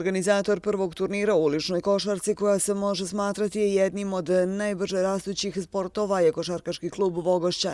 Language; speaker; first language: Bosnian; native; Bosnian